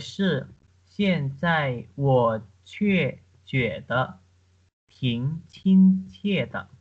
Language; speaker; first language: Chinese; non-native, fluent; Indonesian